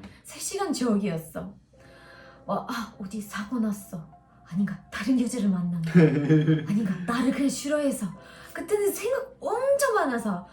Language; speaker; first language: Korean; non-native, learner; Russian